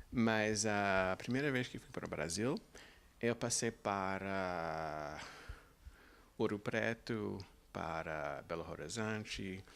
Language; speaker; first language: Portuguese; non-native, fluent; English